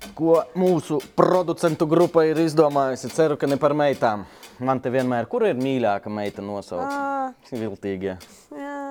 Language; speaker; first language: Latvian; non-native, local second language; Russian